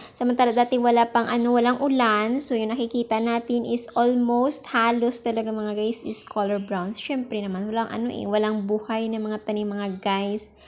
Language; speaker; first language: Filipino; non-native, local second language; Hiligaynon